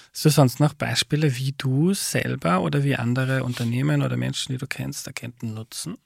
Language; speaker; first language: German; native; German